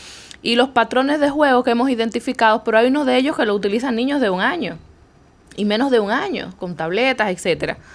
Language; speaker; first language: Spanish; native; Spanish